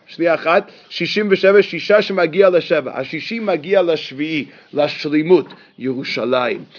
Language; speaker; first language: Hebrew; non-native, fluent; English